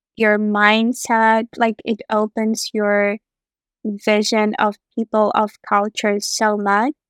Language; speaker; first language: English; non-native, fluent; Russian